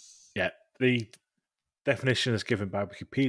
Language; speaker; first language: English; native; English